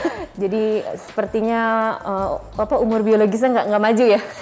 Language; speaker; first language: Indonesian; native; Indonesian